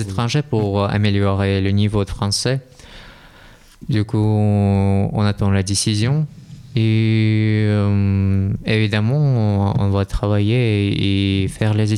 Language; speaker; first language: French; non-native, fluent; Russian